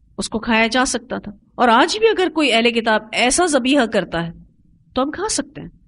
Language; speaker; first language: Urdu; native; Urdu